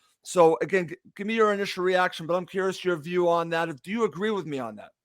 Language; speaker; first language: English; native; English